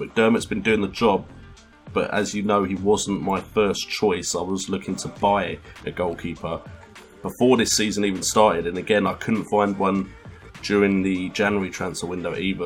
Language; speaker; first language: English; native; English